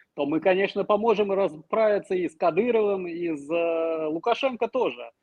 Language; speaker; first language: Russian; native; Russian